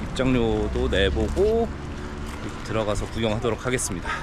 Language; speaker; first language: Korean; native; Korean